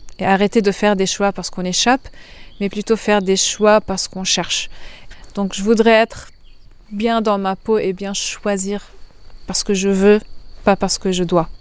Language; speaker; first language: French; non-native, local second language; Arabic